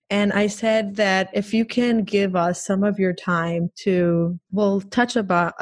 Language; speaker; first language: English; non-native, fluent; Hebrew